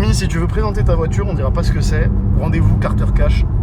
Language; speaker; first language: French; native; French